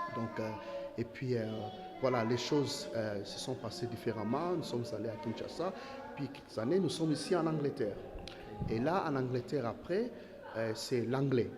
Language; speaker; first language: French; non-native, local second language; Lingala